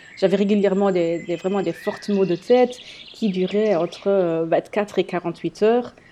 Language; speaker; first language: French; non-native, fluent; German